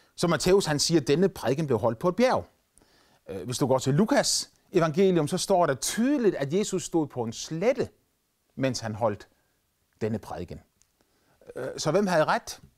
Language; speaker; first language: Danish; native; Danish